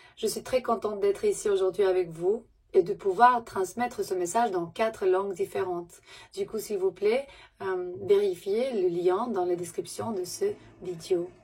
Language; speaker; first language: French; non-native, fluent; Romanian